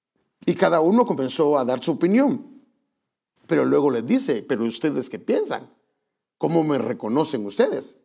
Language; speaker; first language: Spanish; native; Spanish